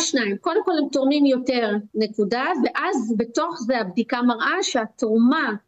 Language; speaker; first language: Hebrew; native; Hebrew